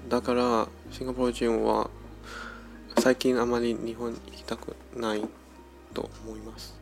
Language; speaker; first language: Japanese; non-native, learner; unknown